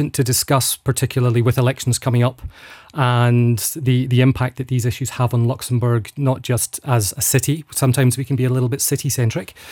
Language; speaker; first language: English; native; English